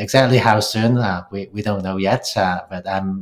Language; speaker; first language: English; non-native, local second language; Cantonese